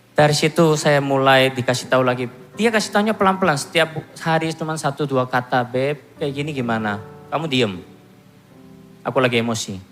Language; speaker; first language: Indonesian; non-native, fluent; Korean